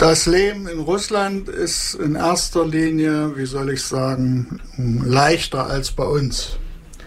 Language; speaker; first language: German; native; German